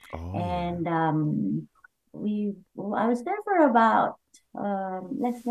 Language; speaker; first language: English; non-native, local second language; Bikol